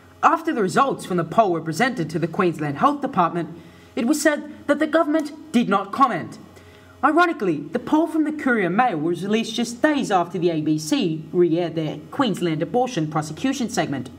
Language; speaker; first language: English; native; English